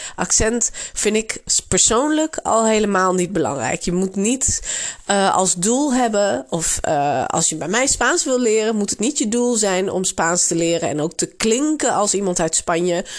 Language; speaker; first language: Dutch; native; Dutch